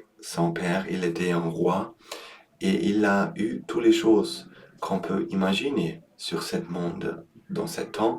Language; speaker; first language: French; non-native, learner; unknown